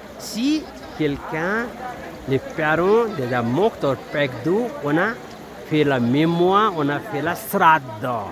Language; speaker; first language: French; non-native, learner; Nepali